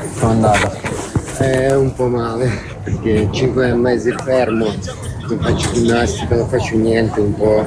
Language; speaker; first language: Italian; non-native, learner; Ukrainian